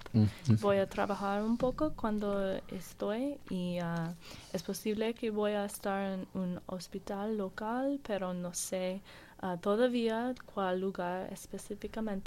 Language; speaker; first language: Spanish; non-native, learner; English